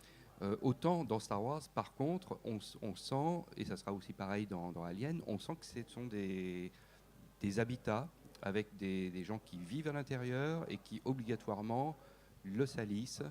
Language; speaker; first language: French; native; French